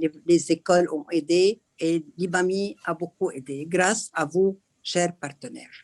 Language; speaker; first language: French; non-native, local second language; Arabic